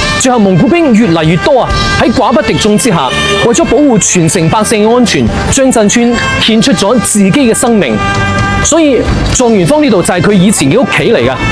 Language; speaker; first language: Cantonese; native; Cantonese